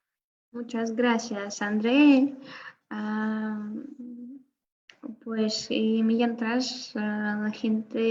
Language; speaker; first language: Spanish; non-native, fluent; Russian